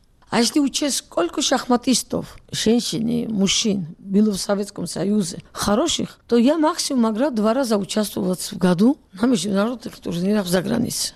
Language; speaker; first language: Russian; non-native, local second language; Georgian